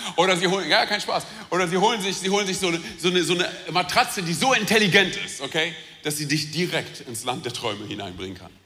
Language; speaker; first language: German; early bilingual, other home language; Romanian